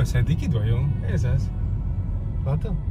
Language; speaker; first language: Hungarian; non-native, learner; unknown